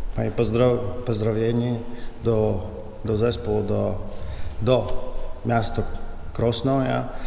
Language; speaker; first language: Polish; non-native, learner; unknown